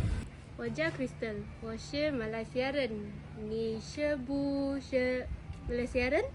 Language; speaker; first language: Chinese; non-native, learner; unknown